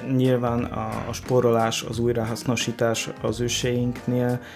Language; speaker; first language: Hungarian; non-native, fluent; Polish